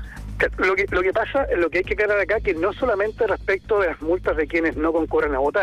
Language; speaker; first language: Spanish; native; Spanish